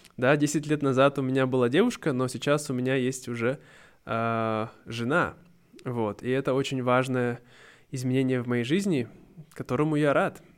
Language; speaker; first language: Russian; native; Russian